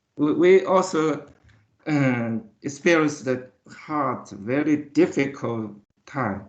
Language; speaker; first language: English; non-native, learner; Chinese